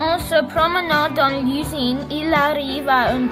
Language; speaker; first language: French; non-native, learner; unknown